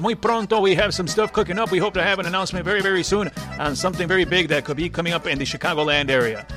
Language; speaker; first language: English; early bilingual, other home language; Spanish